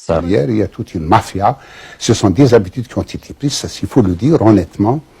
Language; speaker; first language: French; non-native, local second language; Arabic